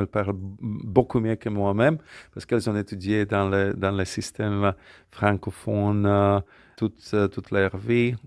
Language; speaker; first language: French; non-native, fluent; Slovak